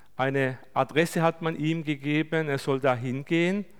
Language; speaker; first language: German; non-native, fluent; Turkish